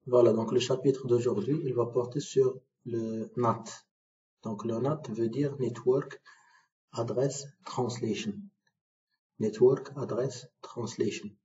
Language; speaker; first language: French; non-native, local second language; Arabic